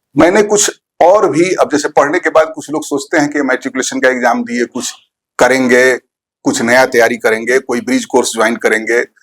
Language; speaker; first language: Hindi; non-native, local second language; Bhojpuri